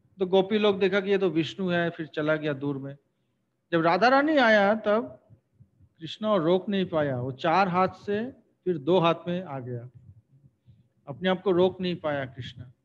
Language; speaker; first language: Hindi; non-native, local second language; Bangla